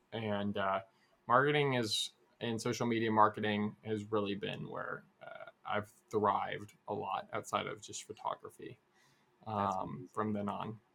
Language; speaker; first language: English; native; English